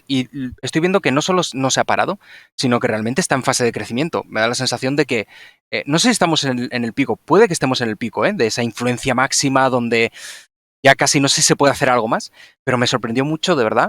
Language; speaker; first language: Spanish; native; Spanish